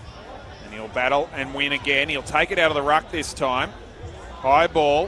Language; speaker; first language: English; native; English